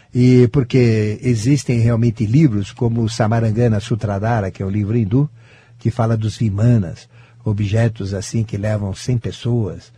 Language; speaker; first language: Portuguese; native; Portuguese